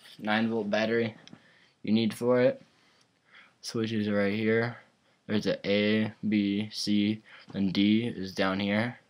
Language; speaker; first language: English; native; English